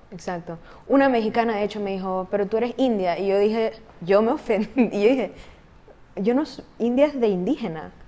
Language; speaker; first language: Spanish; native; Spanish